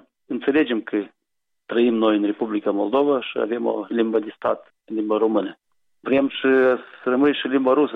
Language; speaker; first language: Romanian; non-native, local second language; Gagauz